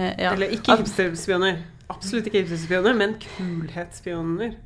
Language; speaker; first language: Norwegian; native; Norwegian